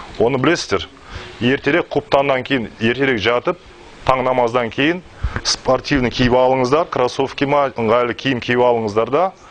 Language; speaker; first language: Kazakh; non-native, local second language; Russian